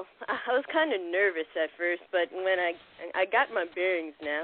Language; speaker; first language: English; native; English